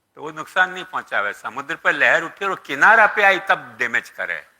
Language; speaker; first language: Hindi; non-native, local second language; Gujarati